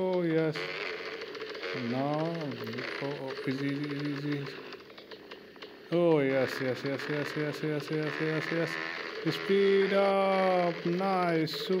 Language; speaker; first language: English; non-native, learner; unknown